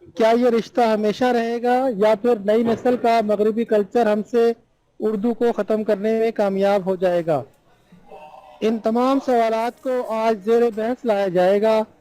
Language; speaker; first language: Urdu; native; Urdu